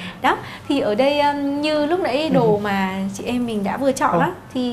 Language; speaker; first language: Vietnamese; native; Vietnamese